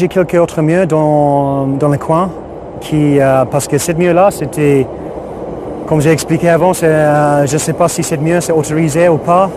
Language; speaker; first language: French; non-native, fluent; English